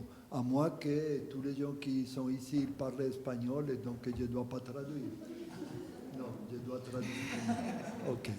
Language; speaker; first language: French; non-native, fluent; Spanish